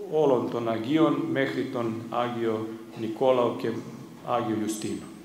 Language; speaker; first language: Greek; non-native, fluent; Serbian